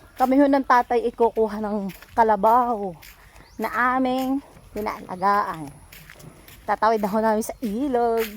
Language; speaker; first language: Filipino; non-native, local second language; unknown